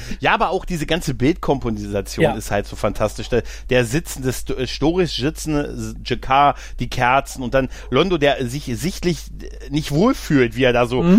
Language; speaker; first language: German; native; German